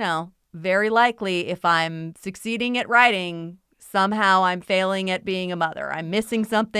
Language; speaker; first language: English; native; English